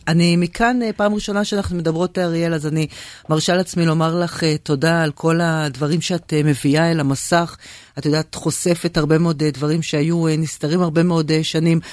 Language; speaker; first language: Hebrew; native; Hebrew